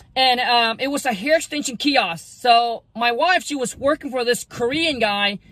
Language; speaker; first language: English; early bilingual, other home language; Vietnamese